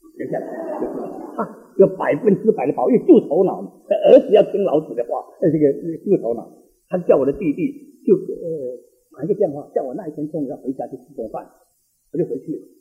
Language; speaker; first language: Chinese; native; Chinese